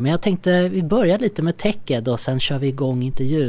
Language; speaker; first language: Swedish; native; Swedish